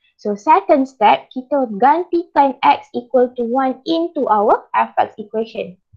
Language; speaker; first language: English; non-native, local second language; Malay